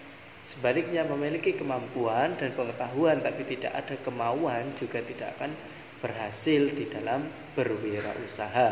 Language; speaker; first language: Indonesian; native; Indonesian